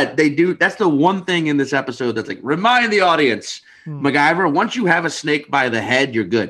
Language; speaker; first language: English; native; English